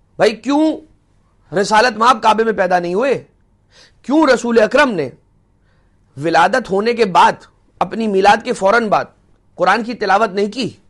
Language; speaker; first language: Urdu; native; Urdu